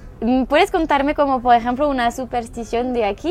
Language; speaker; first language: Spanish; non-native, learner; French